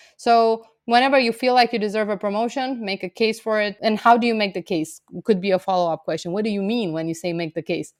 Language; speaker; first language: English; non-native, fluent; Romanian